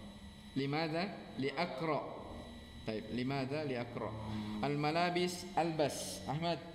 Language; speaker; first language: Arabic; non-native, fluent; Indonesian